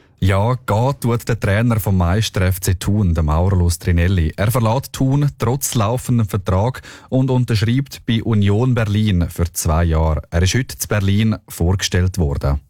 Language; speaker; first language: German; native; German